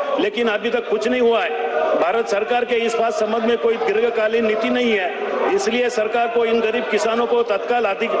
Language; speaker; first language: Hindi; non-native, local second language; Marathi